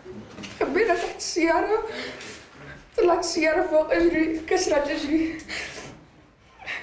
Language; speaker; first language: Arabic; native; Arabic